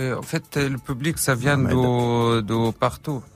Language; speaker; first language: French; non-native, fluent; Arabic